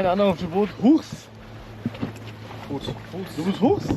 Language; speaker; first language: German; native; German